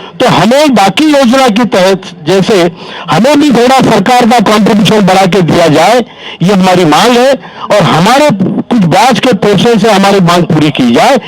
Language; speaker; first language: Hindi; non-native, local second language; Marathi